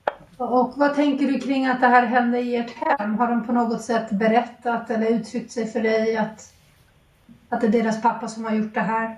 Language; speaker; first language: Swedish; native; Swedish